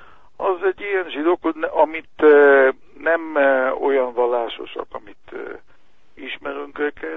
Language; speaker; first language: Hungarian; non-native, learner; Hebrew